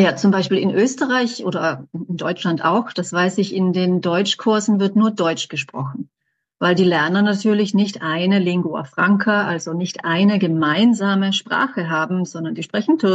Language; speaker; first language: German; native; German